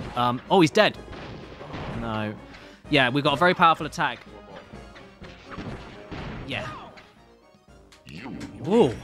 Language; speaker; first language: English; native; English